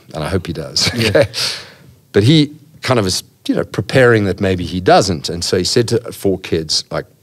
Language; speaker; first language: English; native; English